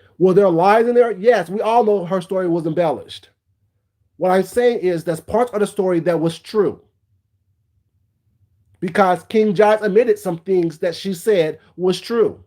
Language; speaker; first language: English; native; English